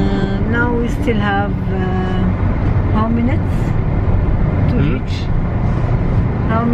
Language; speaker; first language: English; non-native, learner; Arabic